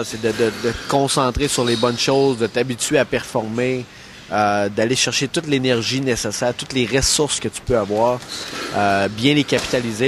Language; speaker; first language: French; native; French